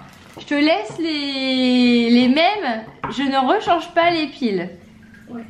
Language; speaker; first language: French; native; French